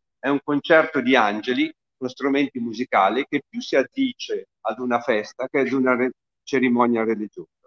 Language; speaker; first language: Italian; native; Italian